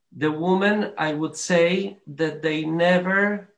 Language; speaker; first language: English; non-native, learner; Arabic